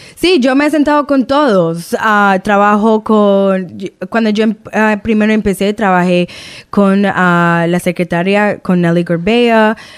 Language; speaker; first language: Spanish; early bilingual, heritage; Spanish